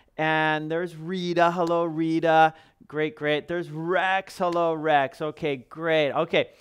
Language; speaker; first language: English; native; English